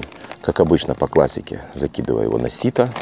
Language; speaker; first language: Russian; native; Russian